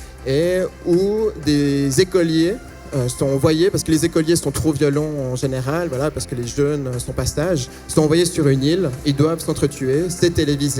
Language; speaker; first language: French; native; French